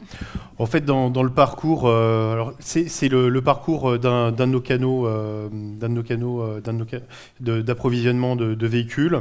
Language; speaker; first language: French; native; French